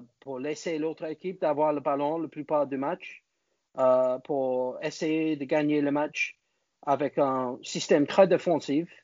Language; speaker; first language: French; non-native, learner; English